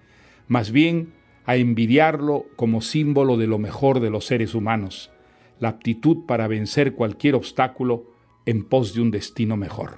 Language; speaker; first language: Spanish; native; Spanish